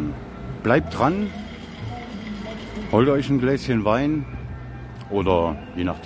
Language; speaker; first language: German; native; German